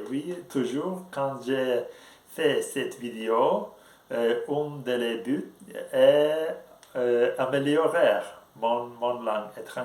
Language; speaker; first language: French; non-native, learner; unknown